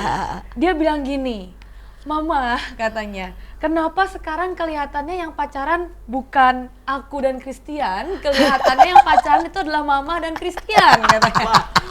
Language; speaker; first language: Indonesian; native; Indonesian